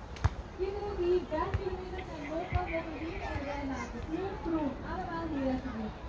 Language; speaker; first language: Dutch; non-native, learner; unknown